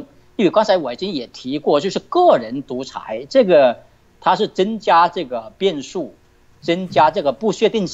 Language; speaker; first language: Chinese; native; Chinese